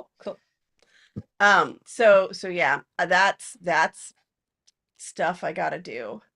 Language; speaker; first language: English; native; English